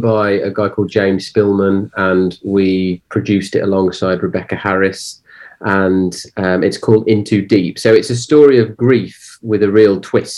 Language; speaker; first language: English; native; English